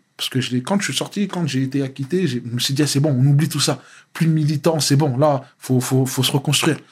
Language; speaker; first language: French; native; French